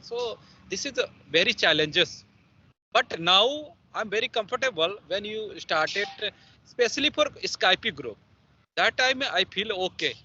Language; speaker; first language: English; non-native, learner; Hindi